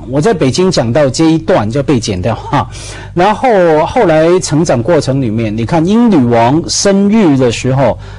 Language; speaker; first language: Chinese; non-native, local second language; Cantonese